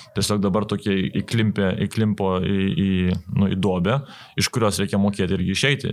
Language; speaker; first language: Lithuanian; native; Lithuanian